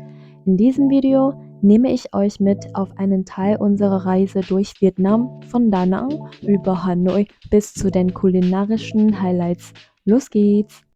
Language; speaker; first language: German; non-native, fluent; Vietnamese